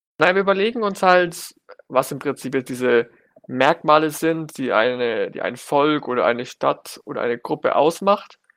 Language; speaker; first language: German; native; German